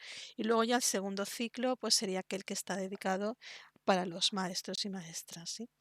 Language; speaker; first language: Spanish; native; Spanish